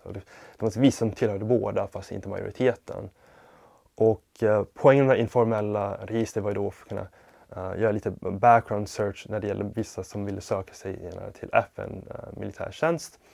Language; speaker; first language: Swedish; non-native, fluent; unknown